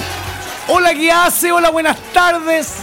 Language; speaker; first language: Spanish; native; Spanish